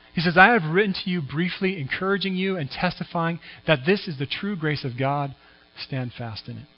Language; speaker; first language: English; native; English